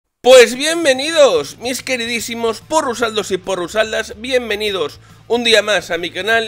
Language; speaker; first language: Spanish; native; Spanish